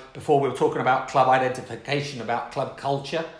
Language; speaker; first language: English; native; English